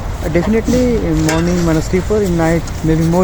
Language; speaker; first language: English; non-native, local second language; Bangla